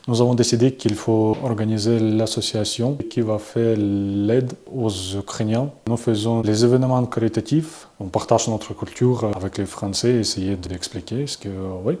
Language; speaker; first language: French; non-native, learner; Ukrainian